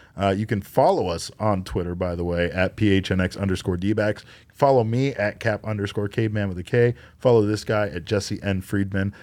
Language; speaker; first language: English; native; English